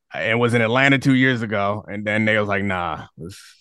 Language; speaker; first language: English; native; English